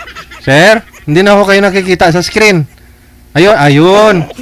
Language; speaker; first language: Filipino; native; Filipino